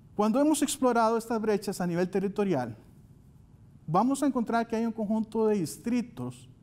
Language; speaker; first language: Spanish; native; Spanish